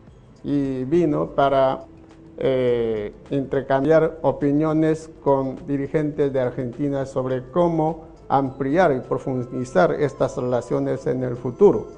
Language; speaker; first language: Spanish; non-native, fluent; Chinese